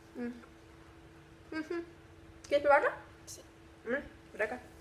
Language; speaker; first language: Spanish; native; Spanish